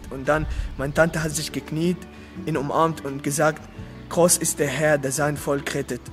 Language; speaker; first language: German; non-native, learner; Arabic